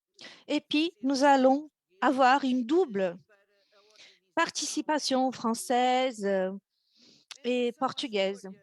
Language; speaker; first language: French; non-native, fluent; Portuguese